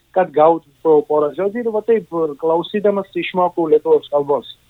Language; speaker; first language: Lithuanian; non-native, fluent; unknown